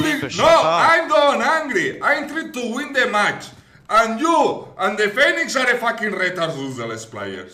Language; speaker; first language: English; non-native, learner; Spanish